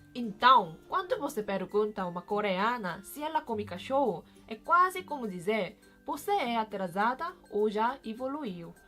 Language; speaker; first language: Portuguese; non-native, fluent; Korean